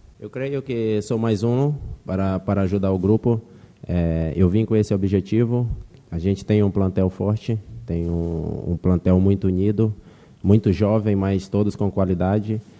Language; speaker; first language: Portuguese; native; Portuguese